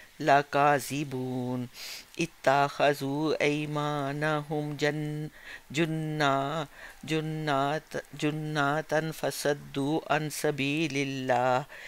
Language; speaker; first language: Arabic; non-native, learner; Hindi